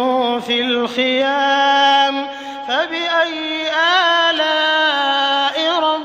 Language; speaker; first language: Arabic; native; Arabic